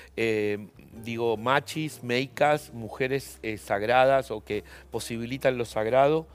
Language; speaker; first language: Spanish; native; Spanish